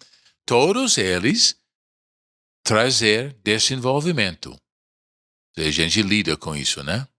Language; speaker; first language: Portuguese; non-native, fluent; English